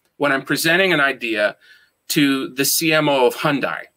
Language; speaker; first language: English; native; English